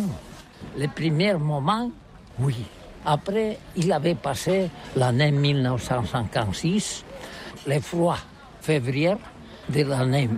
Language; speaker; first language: French; non-native, learner; Catalan